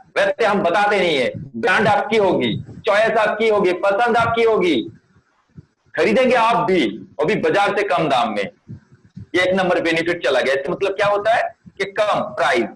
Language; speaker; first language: Hindi; non-native, local second language; Bangla